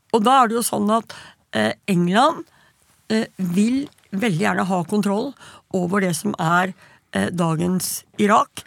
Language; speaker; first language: Norwegian; native; Norwegian